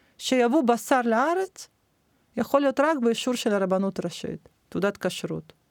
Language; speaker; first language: Hebrew; non-native, fluent; Russian